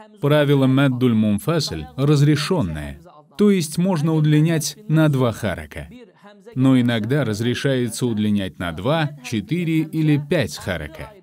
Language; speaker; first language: Russian; non-native, fluent; Azerbaijani